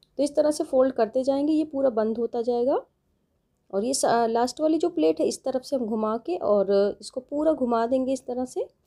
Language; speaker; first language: Hindi; native; Hindi